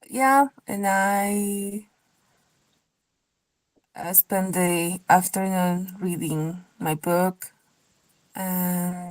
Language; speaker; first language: English; non-native, learner; Spanish